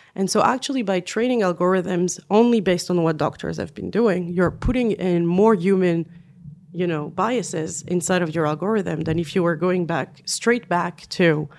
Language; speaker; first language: English; non-native, fluent; French